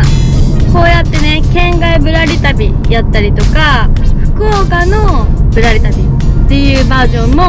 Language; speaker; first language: Japanese; native; Japanese